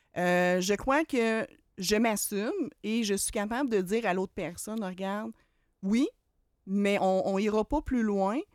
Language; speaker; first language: French; native; French